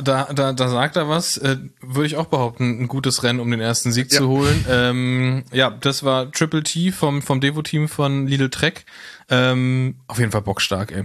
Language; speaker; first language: German; native; German